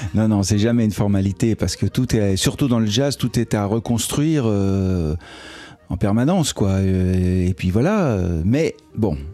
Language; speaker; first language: French; native; French